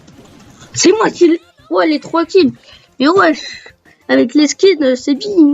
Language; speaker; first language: French; native; French